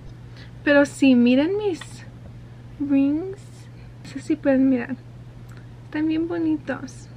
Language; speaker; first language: Spanish; early bilingual, heritage; Spanish